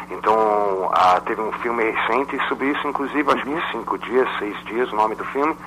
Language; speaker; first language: Portuguese; non-native, fluent; English